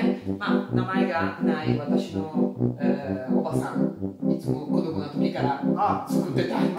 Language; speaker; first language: Japanese; non-native, fluent; Italian